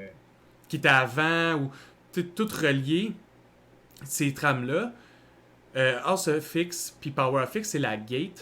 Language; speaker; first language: French; native; French